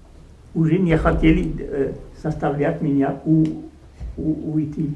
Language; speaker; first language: Russian; non-native, learner; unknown